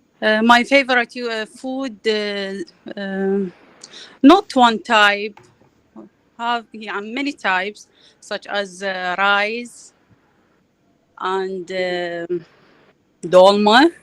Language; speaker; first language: English; non-native, learner; Arabic